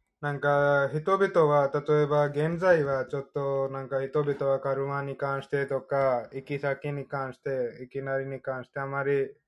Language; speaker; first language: Japanese; non-native, fluent; Hindi